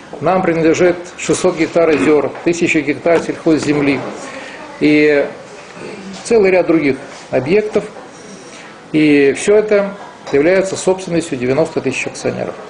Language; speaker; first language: Russian; non-native, local second language; Romanian